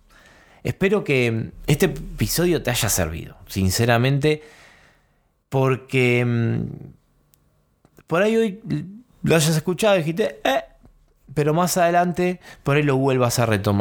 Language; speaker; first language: Spanish; native; Spanish